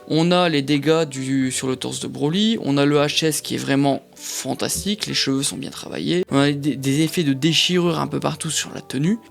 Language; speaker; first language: French; native; French